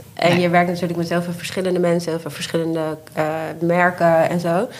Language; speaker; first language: Dutch; native; Dutch